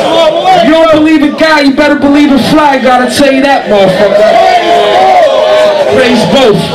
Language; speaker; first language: English; native; English